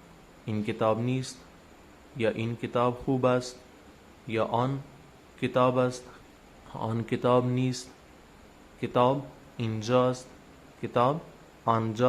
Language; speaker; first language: Persian; non-native, fluent; Urdu